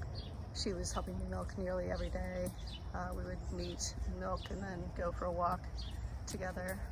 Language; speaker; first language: English; native; English